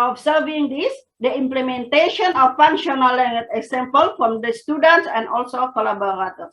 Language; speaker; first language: English; non-native, fluent; Indonesian